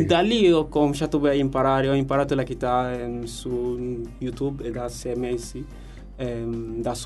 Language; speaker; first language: Italian; non-native, learner; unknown